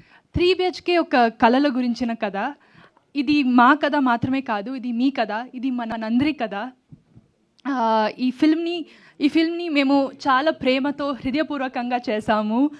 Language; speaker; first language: Telugu; non-native, learner; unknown